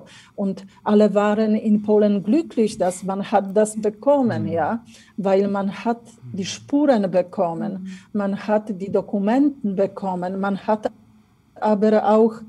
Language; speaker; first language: German; non-native, fluent; Polish